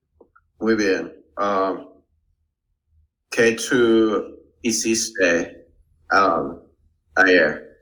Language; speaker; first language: Spanish; non-native, learner; English